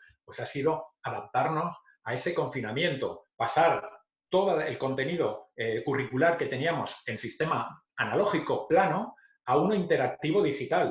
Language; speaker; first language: Spanish; native; Spanish